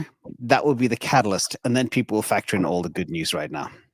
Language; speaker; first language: English; native; English